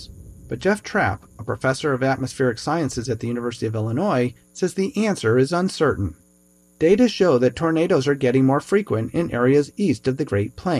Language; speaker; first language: English; native; English